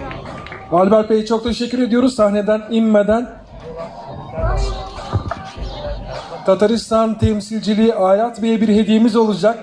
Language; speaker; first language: Turkish; native; Turkish